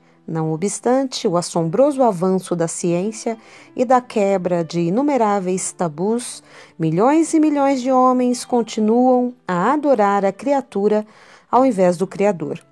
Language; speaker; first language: Portuguese; native; Portuguese